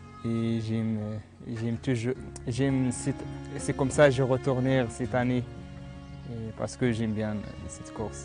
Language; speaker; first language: French; non-native, learner; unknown